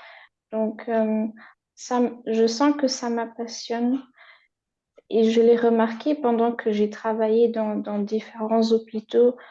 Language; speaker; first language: French; non-native, fluent; German